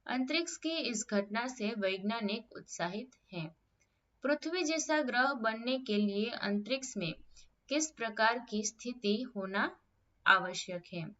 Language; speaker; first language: Hindi; non-native, local second language; Gujarati